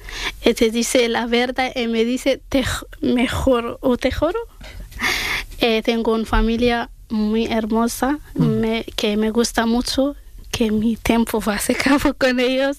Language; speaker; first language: Spanish; non-native, learner; Arabic